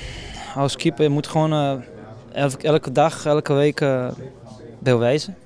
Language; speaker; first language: Dutch; non-native, fluent; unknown